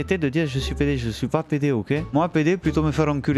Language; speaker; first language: French; native; French